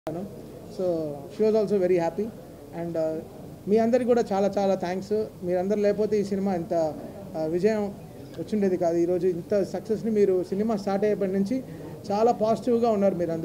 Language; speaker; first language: Telugu; native; Telugu